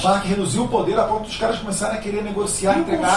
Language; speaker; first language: Portuguese; native; Portuguese